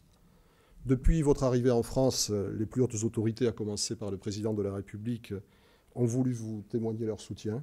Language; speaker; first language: French; native; French